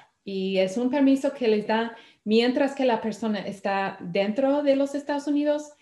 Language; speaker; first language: Spanish; non-native, fluent; English